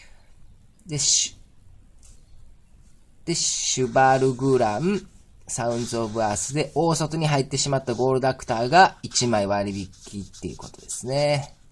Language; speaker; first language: Japanese; native; Japanese